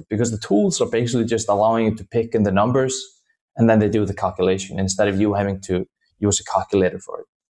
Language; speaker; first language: English; non-native, fluent; Danish